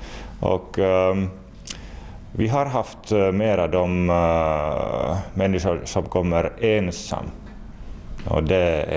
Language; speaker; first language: Swedish; non-native, local second language; Finnish